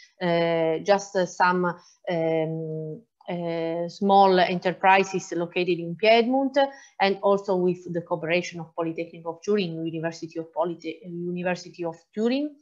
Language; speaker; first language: English; non-native, fluent; Italian